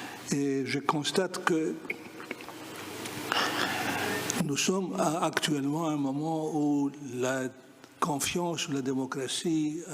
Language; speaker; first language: French; non-native, fluent; Greek